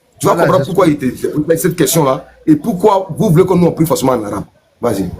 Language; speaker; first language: French; non-native, local second language; Mossi